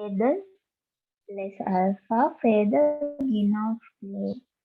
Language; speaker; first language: French; non-native, learner; Sinhala